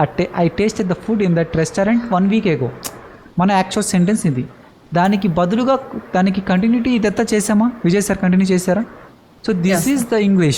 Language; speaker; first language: Telugu; native; Telugu